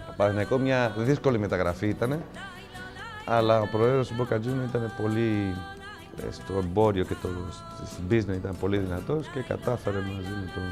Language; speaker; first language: Greek; non-native, fluent; Spanish